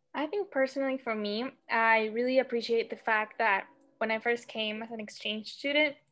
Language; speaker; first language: English; non-native, fluent; Spanish